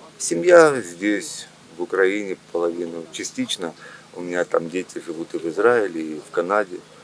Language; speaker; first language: Russian; native; Russian